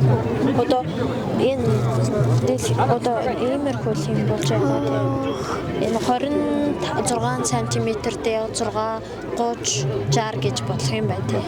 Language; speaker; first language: Mongolian; non-native, local second language; Kazakh